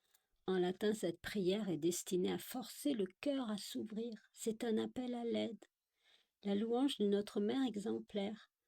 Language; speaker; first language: French; native; French